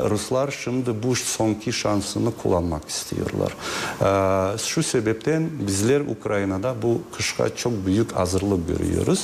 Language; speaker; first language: Turkish; non-native, fluent; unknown